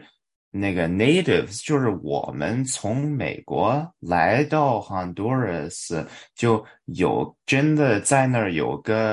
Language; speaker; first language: Chinese; early bilingual, heritage; English